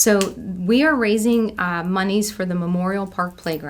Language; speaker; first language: English; native; English